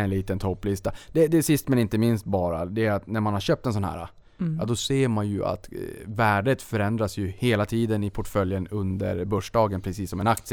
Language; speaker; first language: Swedish; native; Swedish